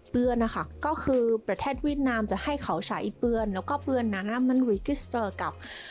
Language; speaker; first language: Thai; non-native, fluent; Vietnamese